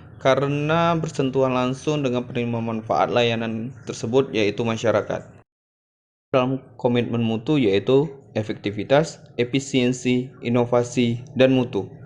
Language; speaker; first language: Indonesian; native; Indonesian